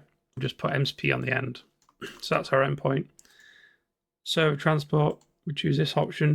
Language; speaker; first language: English; native; English